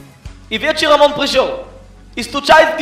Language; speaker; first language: Russian; early bilingual, heritage; Hebrew